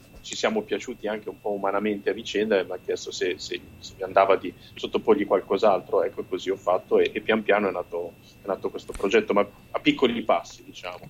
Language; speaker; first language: Italian; native; Italian